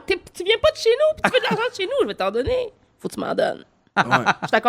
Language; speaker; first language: French; native; French